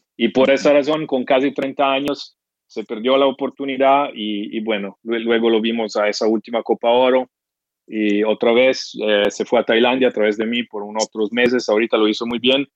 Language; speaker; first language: Spanish; non-native, fluent; English